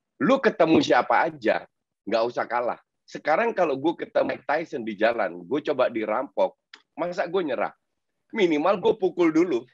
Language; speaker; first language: Indonesian; non-native, fluent; Dutch